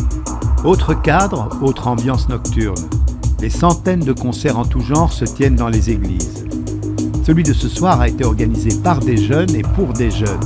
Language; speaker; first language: French; native; French